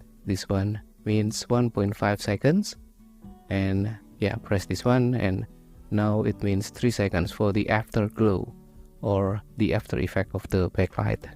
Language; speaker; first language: English; non-native, fluent; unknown